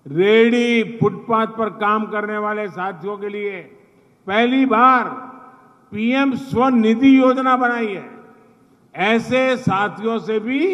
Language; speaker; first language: Hindi; non-native, local second language; Gujarati